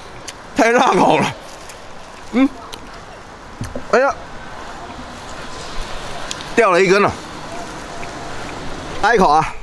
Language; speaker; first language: Chinese; native; Chinese